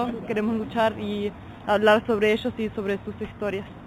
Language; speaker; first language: Spanish; non-native, fluent; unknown